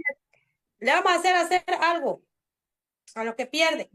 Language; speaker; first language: Spanish; native; Spanish